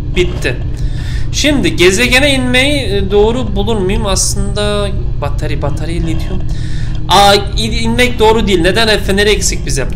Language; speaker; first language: Turkish; early bilingual, heritage; Turkish